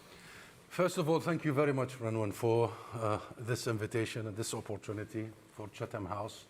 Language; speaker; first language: English; non-native, fluent; Arabic